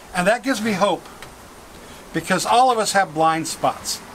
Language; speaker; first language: English; native; English